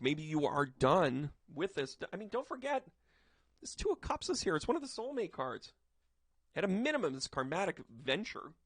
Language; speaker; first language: English; native; English